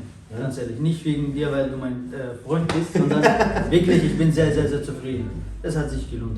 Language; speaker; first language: German; non-native, fluent; Arabic